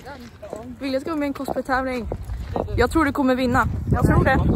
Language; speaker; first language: Swedish; native; Swedish